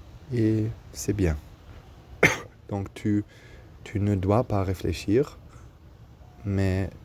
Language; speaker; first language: French; non-native, learner; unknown